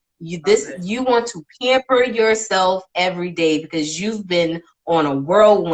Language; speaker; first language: English; native; English